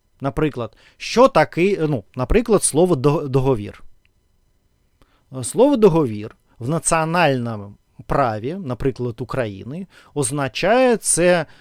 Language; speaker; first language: Ukrainian; non-native, learner; Russian